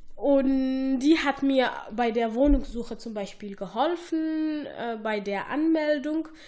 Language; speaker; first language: German; non-native, fluent; Somali